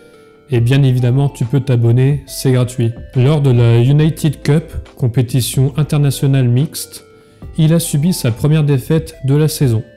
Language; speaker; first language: French; native; French